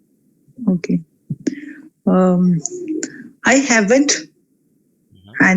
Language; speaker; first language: English; non-native, learner; Hindi